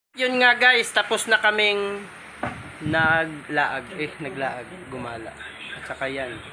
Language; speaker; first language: Filipino; non-native, local second language; Cebuano